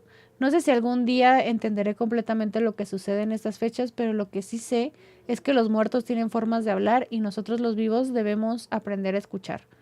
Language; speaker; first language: Spanish; native; Spanish